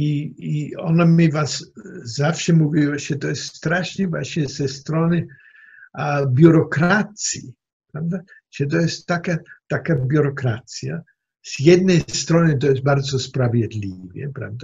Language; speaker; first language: Polish; non-native, fluent; German